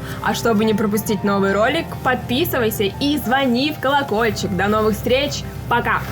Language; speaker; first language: Russian; native; Russian